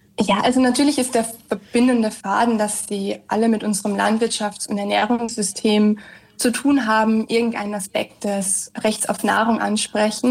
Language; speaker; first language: German; native; German